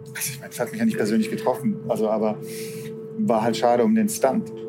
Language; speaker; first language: German; native; German